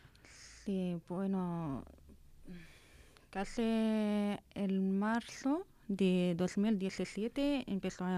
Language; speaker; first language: Spanish; non-native, learner; Arabic